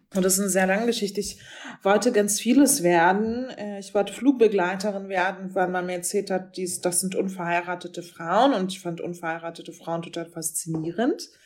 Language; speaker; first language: German; native; German